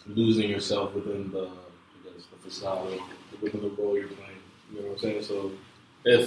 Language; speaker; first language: English; non-native, local second language; Akan